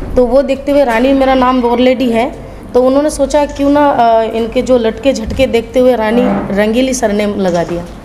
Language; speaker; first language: Hindi; native; Hindi